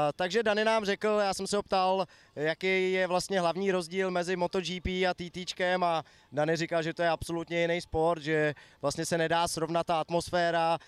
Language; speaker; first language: Czech; native; Czech